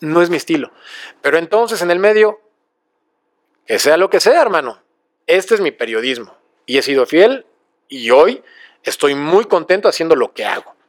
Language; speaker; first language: Spanish; native; Spanish